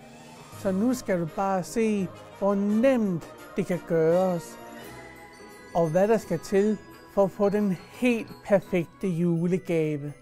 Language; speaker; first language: Danish; native; Danish